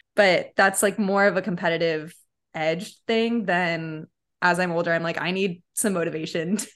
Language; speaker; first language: English; native; English